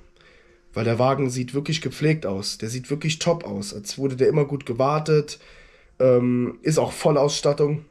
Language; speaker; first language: German; native; German